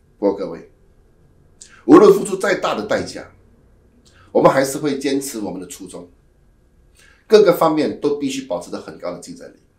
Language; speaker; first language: Chinese; native; Chinese